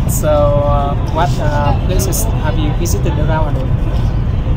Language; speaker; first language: English; non-native, learner; Vietnamese